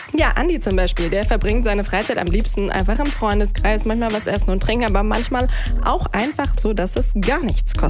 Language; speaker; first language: German; native; German